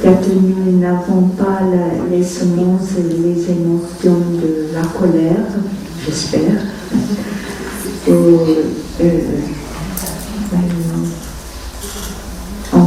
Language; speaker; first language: French; non-native, fluent; Vietnamese